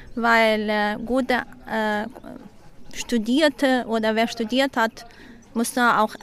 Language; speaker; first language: German; non-native, learner; Portuguese